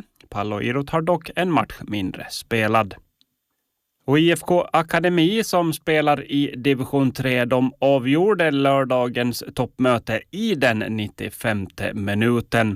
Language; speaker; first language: Swedish; native; Swedish